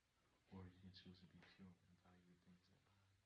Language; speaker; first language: English; native; English